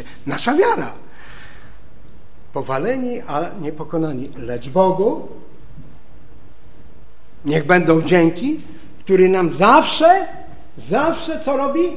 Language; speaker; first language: Polish; native; Polish